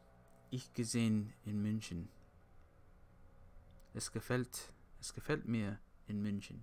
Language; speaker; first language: German; non-native, learner; English